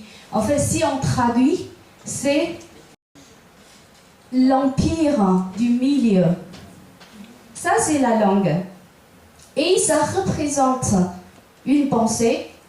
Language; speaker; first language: French; non-native, fluent; Chinese